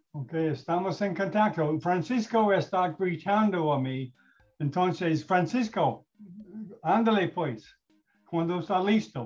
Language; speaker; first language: Spanish; non-native, learner; English